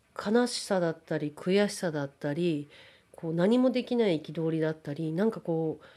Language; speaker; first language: Japanese; native; Japanese